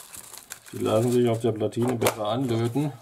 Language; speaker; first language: German; native; German